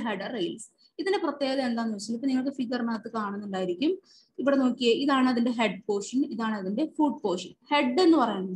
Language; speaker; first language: Malayalam; native; Malayalam